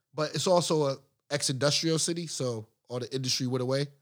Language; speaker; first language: English; native; English